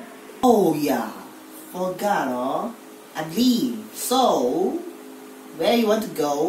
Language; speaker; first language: English; non-native, local second language; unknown